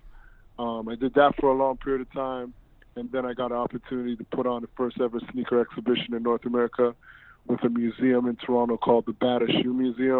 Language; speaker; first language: English; native; English